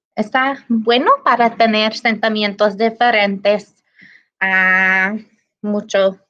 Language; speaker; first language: Spanish; non-native, learner; English